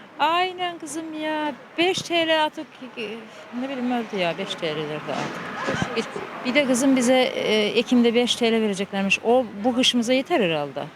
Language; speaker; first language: Turkish; native; Turkish